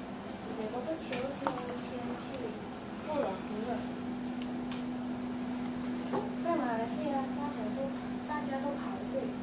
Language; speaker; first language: Chinese; non-native, learner; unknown